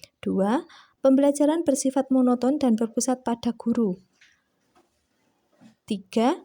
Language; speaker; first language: Indonesian; native; Indonesian